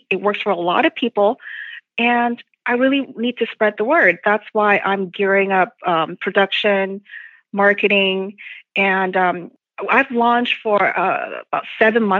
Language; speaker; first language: English; non-native, local second language; Cantonese